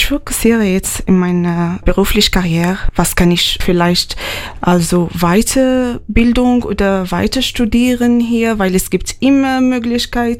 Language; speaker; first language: German; non-native, learner; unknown